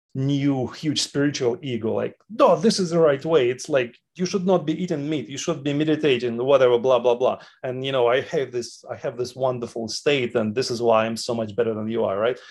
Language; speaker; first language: English; non-native, fluent; Russian